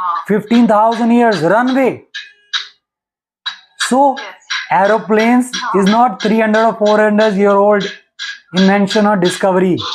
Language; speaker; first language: English; non-native, local second language; Hindi